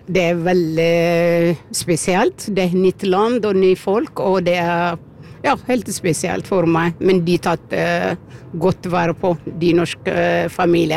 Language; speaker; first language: Norwegian; early bilingual, other home language; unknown